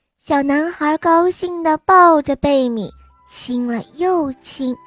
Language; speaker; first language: Chinese; native; Chinese